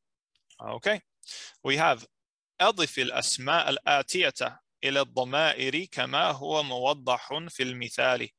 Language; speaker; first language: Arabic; non-native, fluent; English